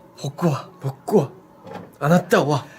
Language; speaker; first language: Japanese; non-native, learner; Korean